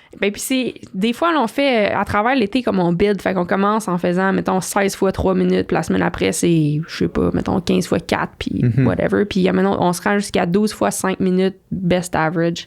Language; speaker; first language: French; native; French